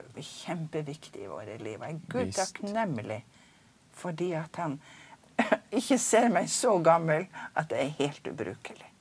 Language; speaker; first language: Norwegian; native; Norwegian